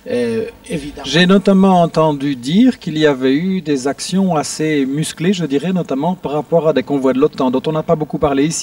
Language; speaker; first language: French; native; French